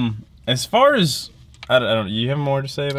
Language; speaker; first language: English; native; English